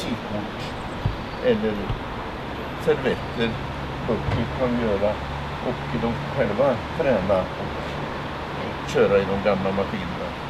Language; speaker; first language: Swedish; native; Swedish